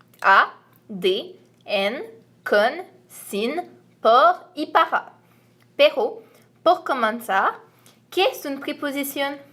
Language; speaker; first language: Spanish; non-native, learner; French